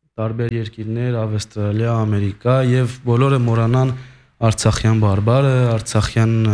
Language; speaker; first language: Armenian; early bilingual, heritage; Armenian